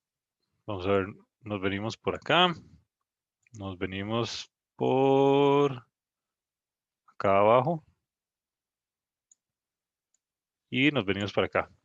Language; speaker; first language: Spanish; native; Spanish